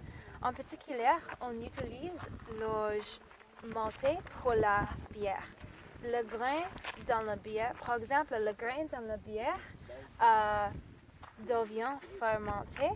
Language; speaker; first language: French; non-native, learner; English